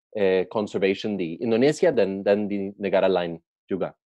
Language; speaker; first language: Indonesian; non-native, learner; Spanish